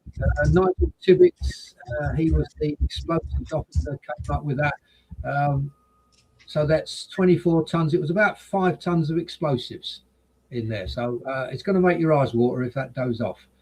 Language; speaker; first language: English; native; English